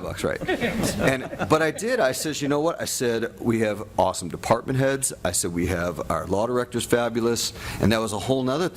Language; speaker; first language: English; native; English